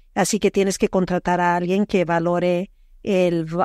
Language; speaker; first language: Spanish; early bilingual, heritage; Spanish